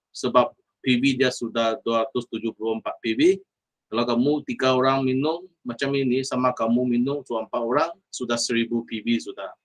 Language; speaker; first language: Malay; non-native, local second language; Chinese